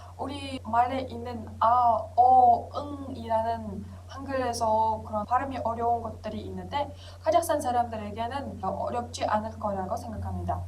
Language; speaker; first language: Korean; non-native, fluent; Kazakh